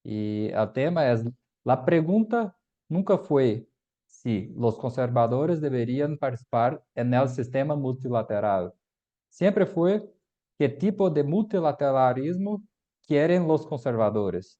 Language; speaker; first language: Spanish; non-native, fluent; Portuguese